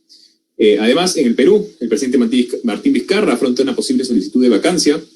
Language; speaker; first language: Spanish; native; Spanish